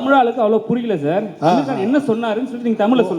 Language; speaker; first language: Tamil; native; Tamil